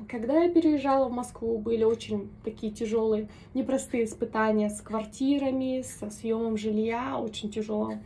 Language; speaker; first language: Russian; native; Russian